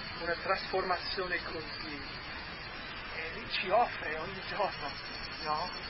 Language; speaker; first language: Italian; non-native, fluent; English